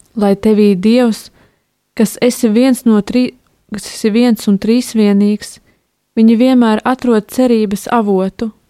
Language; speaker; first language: Latvian; native; Latvian